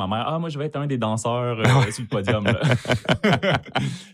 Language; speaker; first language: French; native; French